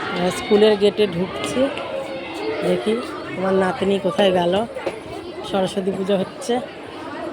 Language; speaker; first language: Bangla; native; Bangla